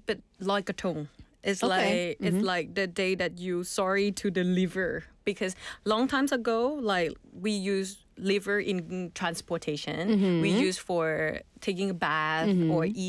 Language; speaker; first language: English; non-native, fluent; Thai